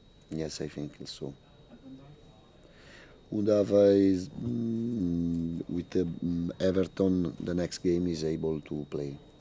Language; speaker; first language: English; non-native, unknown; Italian